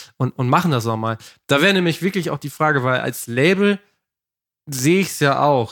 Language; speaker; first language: German; native; German